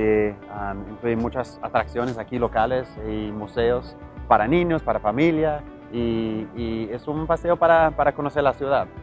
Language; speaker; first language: Spanish; early bilingual, heritage; Spanish